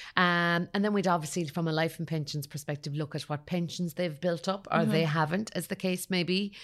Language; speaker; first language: English; native; English